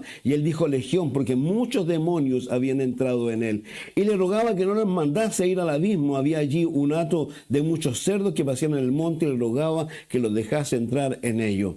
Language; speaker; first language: Spanish; native; Spanish